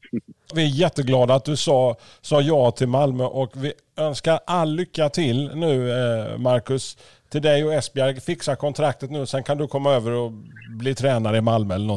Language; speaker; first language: Swedish; native; Swedish